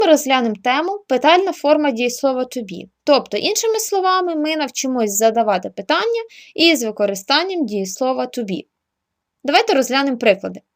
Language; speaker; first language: Ukrainian; native; Ukrainian